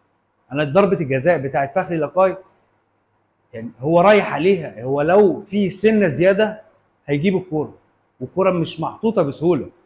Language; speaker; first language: Arabic; native; Arabic